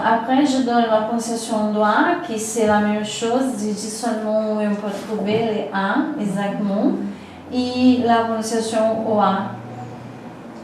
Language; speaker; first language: French; non-native, fluent; Portuguese